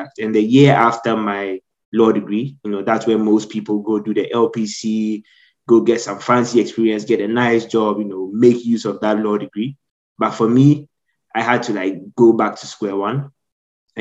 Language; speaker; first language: English; non-native, local second language; Akan